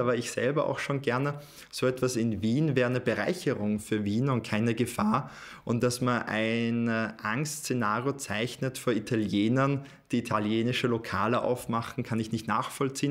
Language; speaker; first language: German; native; German